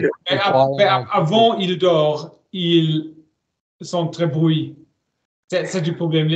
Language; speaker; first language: French; non-native, learner; German